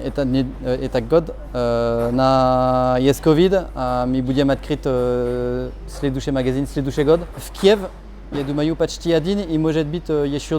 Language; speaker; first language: Russian; non-native, learner; French